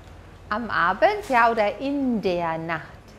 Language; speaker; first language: German; non-native, fluent; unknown